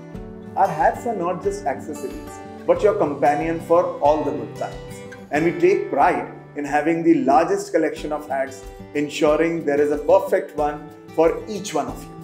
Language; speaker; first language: English; non-native, local second language; Hindi